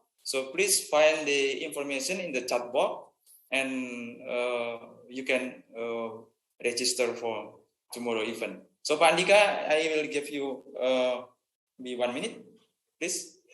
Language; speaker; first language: English; non-native, fluent; Indonesian